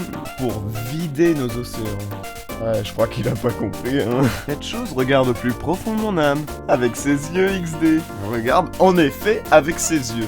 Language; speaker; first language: French; native; French